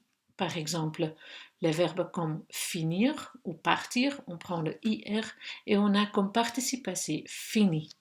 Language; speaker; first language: French; non-native, local second language; Dutch